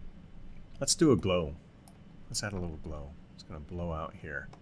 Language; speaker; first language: English; native; English